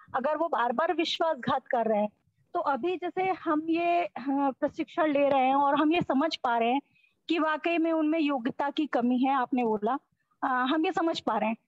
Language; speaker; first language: Hindi; native; Hindi